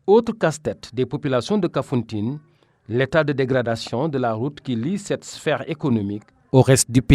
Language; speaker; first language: French; native; French